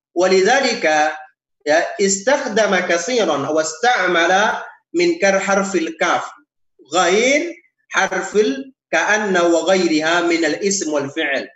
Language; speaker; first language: Arabic; non-native, fluent; Indonesian